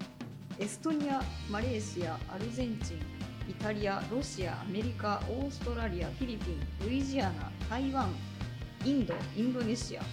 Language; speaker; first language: Japanese; native; Japanese